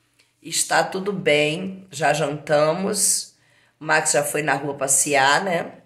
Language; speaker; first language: Portuguese; native; Portuguese